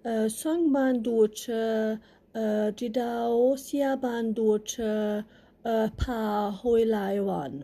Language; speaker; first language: Chinese; non-native, learner; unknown